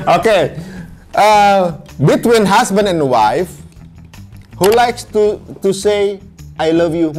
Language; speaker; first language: English; non-native, learner; Indonesian